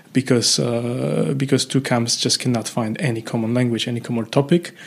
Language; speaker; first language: English; non-native, fluent; Polish